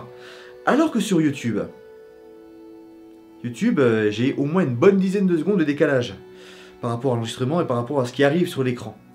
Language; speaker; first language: French; native; French